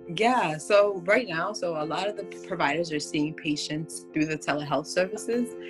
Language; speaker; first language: English; non-native, fluent; Haitian Creole